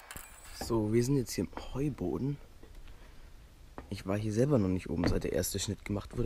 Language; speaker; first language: German; native; German